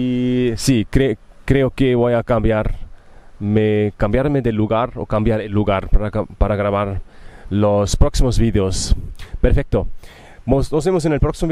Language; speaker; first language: Spanish; non-native, learner; German